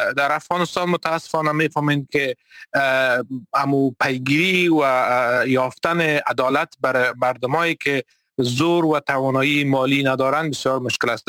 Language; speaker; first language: Persian; non-native, local second language; Turkmen